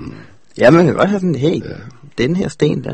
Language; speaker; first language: Danish; native; Danish